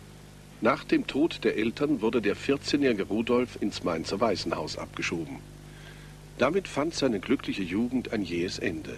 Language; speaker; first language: German; native; German